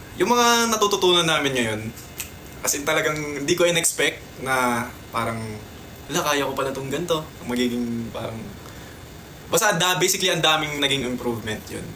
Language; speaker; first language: Filipino; native; Filipino